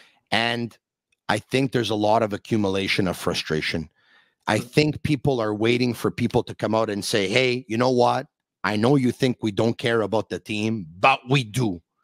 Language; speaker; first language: English; native; English